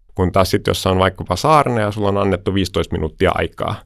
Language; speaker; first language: Finnish; early bilingual, heritage; Finnish